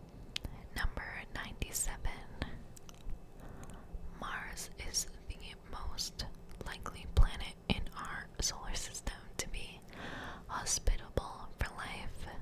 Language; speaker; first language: English; native; English